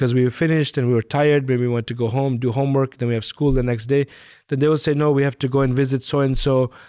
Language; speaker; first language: English; early bilingual, other home language; Hindi